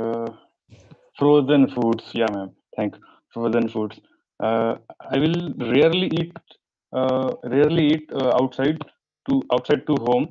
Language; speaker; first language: English; non-native, learner; Marathi